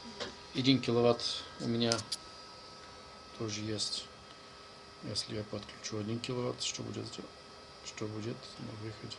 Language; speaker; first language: Russian; non-native, learner; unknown